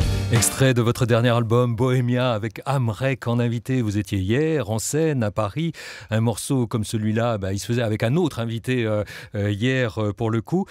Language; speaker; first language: French; native; French